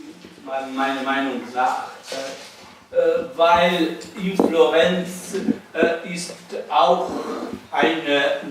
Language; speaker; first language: German; non-native, learner; Italian